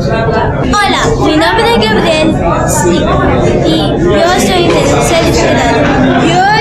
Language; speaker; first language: Spanish; non-native, learner; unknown